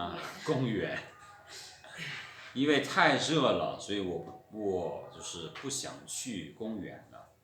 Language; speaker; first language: Chinese; non-native, fluent; Lao